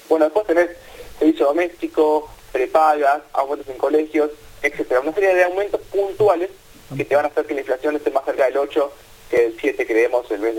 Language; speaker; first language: Spanish; native; Spanish